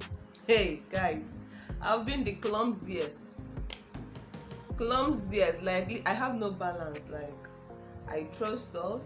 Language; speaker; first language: English; non-native, local second language; Igbo